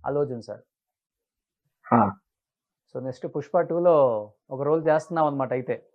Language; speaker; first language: Telugu; native; Telugu